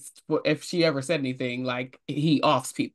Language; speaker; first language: English; native; English